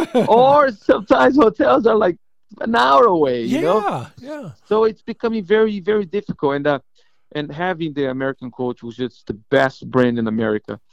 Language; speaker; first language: English; non-native, fluent; Portuguese